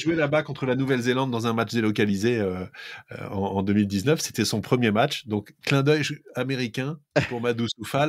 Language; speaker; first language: French; native; French